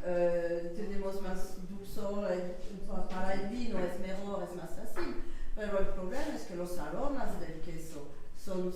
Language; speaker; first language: Spanish; non-native, learner; French